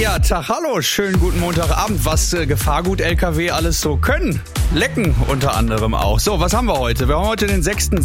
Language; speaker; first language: German; native; German